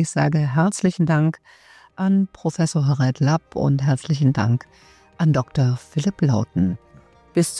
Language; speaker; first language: German; native; German